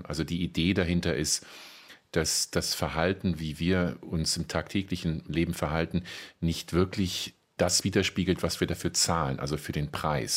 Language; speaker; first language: German; native; German